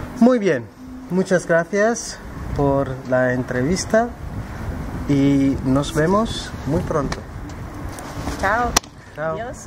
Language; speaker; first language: Spanish; non-native, fluent; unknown